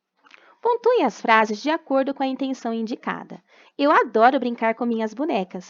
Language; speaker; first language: Portuguese; native; Portuguese